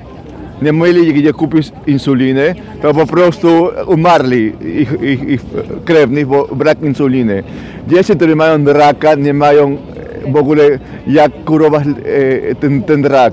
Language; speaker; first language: Polish; non-native, fluent; Spanish